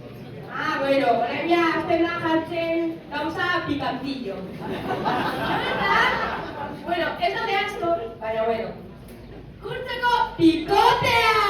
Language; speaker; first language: Basque; non-native, local second language; Spanish